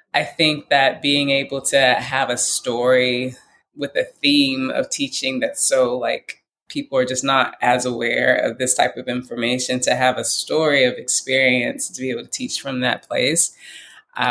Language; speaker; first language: English; native; English